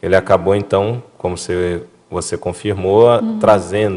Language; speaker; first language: Portuguese; native; Portuguese